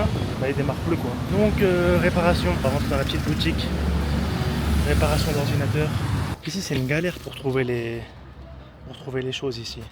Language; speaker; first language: French; native; French